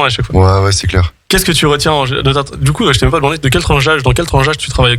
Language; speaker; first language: French; native; French